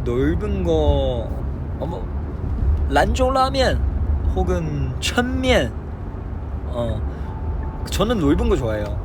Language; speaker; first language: Korean; non-native, fluent; Chinese